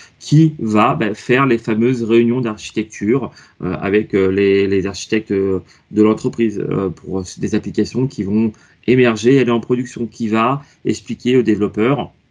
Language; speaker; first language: French; native; French